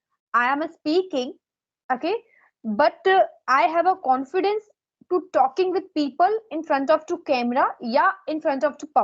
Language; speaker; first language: English; non-native, local second language; Hindi